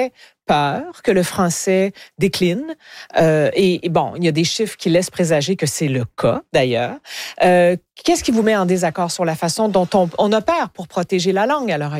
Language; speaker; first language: French; native; French